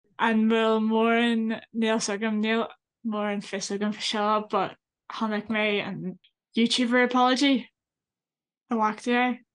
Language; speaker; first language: Irish; non-native, local second language; English